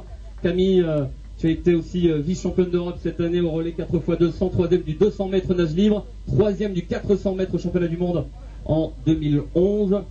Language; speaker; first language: French; native; French